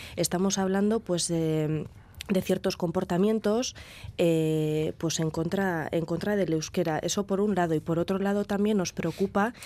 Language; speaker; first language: Spanish; non-native, local second language; Basque